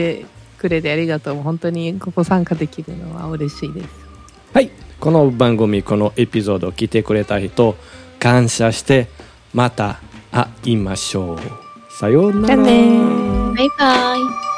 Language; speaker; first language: Japanese; non-native, learner; Portuguese